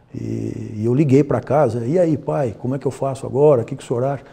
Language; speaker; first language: Portuguese; native; Portuguese